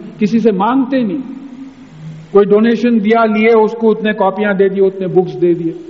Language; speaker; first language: Urdu; native; Urdu